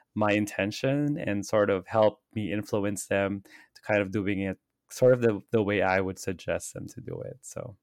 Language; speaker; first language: English; non-native, local second language; Filipino